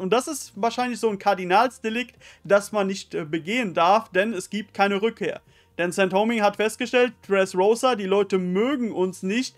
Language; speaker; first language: German; native; German